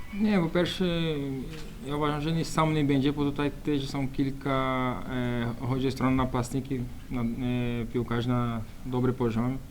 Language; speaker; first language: Polish; non-native, learner; Portuguese